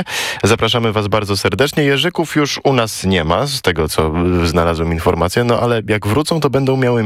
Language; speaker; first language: Polish; native; Polish